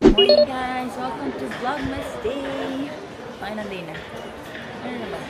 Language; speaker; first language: Filipino; native; Filipino